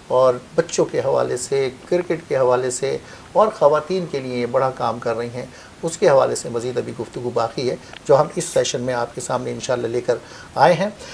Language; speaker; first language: Urdu; native; Urdu